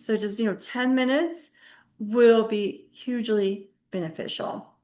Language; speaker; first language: English; native; English